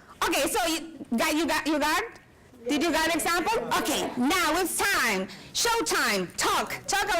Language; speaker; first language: English; non-native, local second language; Spanish